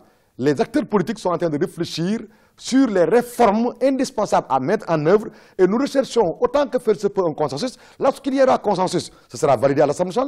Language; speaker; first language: French; non-native, local second language; Wolof